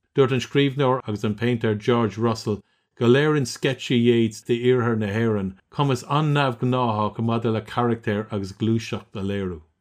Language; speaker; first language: Irish; non-native, local second language; English